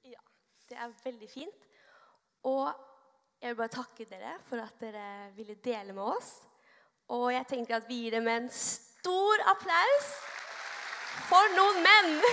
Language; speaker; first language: Norwegian; native; Norwegian